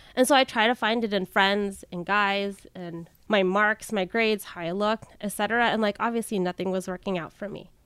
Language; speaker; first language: English; early bilingual, other home language; Filipino